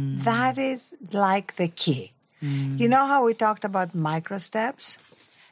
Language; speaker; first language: English; non-native, fluent; Greek